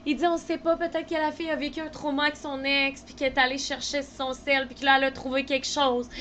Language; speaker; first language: French; native; French